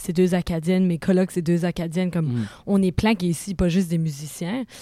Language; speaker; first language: French; native; French